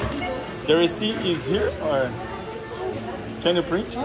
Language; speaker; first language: English; non-native, learner; Portuguese